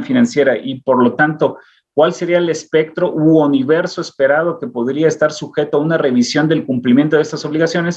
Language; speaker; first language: Spanish; native; Spanish